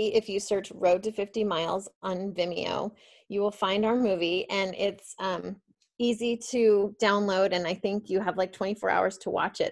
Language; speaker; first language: English; native; English